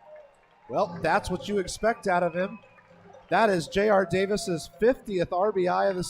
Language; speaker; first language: English; native; English